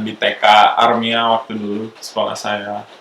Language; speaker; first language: Indonesian; non-native, local second language; English